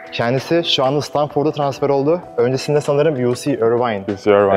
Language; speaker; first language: Turkish; native; Turkish